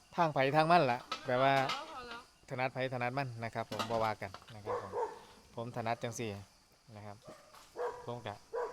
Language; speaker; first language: Thai; native; Thai